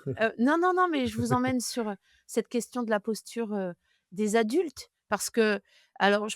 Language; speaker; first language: French; native; French